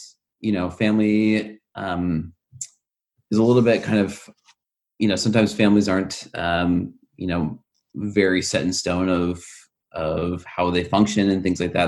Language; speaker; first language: English; native; English